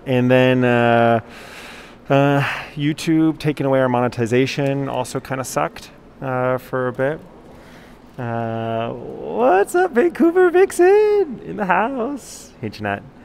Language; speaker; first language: English; native; English